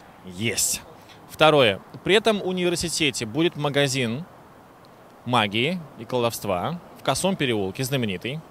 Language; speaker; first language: Russian; native; Russian